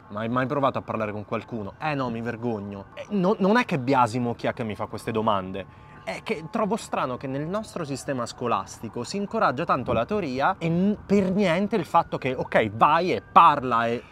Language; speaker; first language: Italian; native; Italian